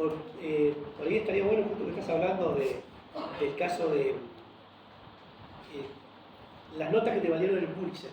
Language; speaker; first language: Spanish; native; Spanish